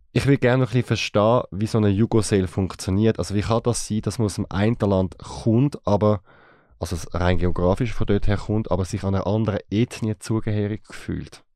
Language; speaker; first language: German; native; German